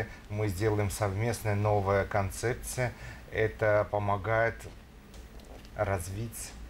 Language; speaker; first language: Russian; non-native, fluent; Romanian